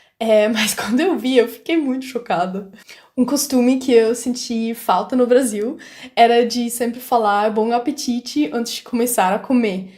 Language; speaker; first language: Portuguese; non-native, fluent; German